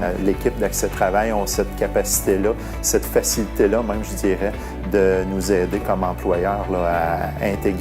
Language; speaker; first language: French; native; French